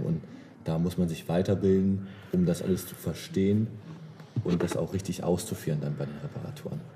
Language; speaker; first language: German; native; German